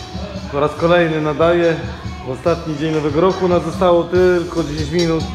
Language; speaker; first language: Polish; native; Polish